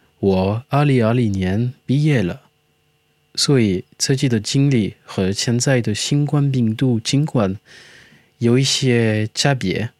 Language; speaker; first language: Chinese; non-native, learner; French